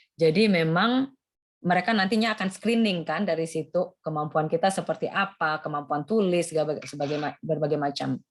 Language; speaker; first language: Indonesian; native; Indonesian